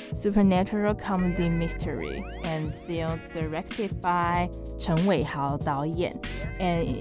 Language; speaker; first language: English; non-native, learner; Chinese